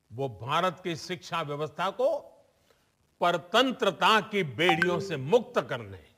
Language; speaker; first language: Hindi; non-native, local second language; Gujarati